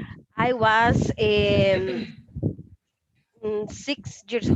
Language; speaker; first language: English; non-native, learner; Spanish